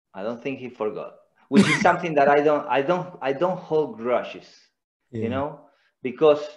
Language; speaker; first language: English; non-native, fluent; Spanish